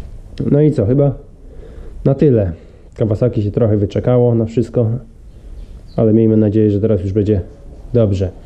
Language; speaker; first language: Polish; native; Polish